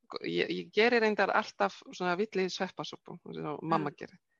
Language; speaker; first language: Icelandic; non-native, fluent; Polish